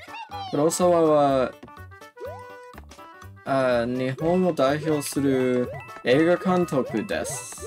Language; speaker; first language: Japanese; non-native, learner; English